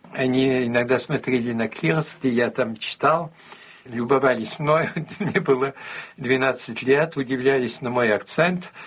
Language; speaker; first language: Russian; early bilingual, heritage; Russian